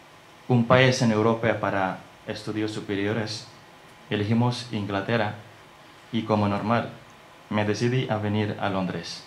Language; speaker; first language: Spanish; non-native, learner; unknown